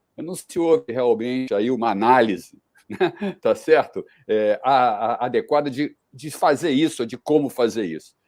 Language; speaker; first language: Portuguese; native; Portuguese